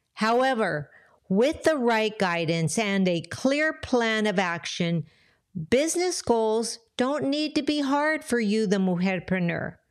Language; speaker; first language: English; early bilingual, other home language; Spanish